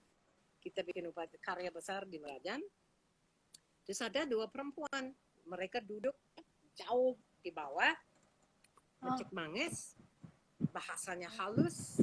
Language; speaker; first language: Indonesian; non-native, fluent; English